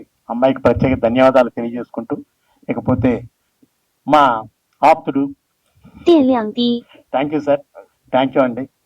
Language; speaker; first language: Telugu; native; Telugu